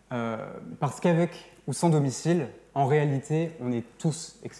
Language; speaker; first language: French; native; French